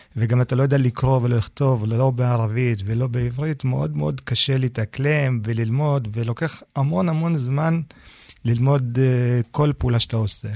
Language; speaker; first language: Hebrew; early bilingual, other home language; Arabic